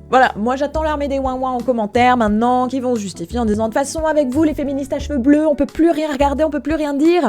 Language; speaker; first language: French; native; French